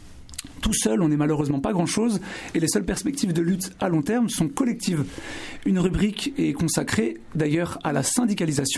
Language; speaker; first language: French; native; French